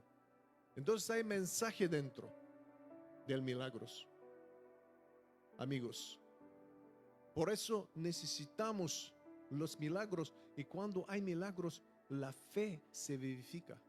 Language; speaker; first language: Spanish; non-native, fluent; Bulgarian